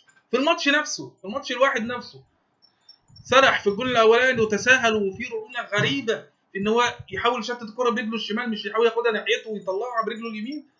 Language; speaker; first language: Arabic; native; Arabic